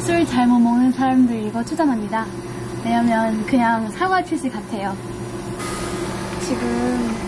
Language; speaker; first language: Korean; non-native, fluent; Vietnamese